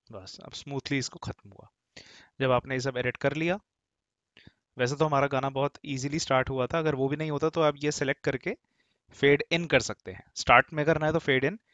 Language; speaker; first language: Hindi; native; Hindi